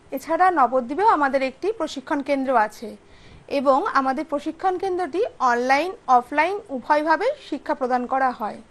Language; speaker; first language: Bangla; native; Bangla